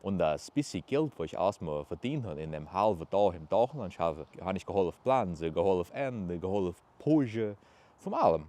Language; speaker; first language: German; early bilingual, heritage; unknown